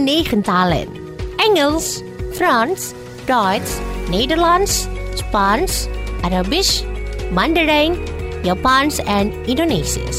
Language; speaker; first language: Dutch; non-native, fluent; Indonesian